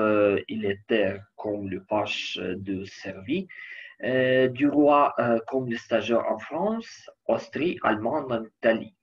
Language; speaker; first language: French; non-native, learner; Ukrainian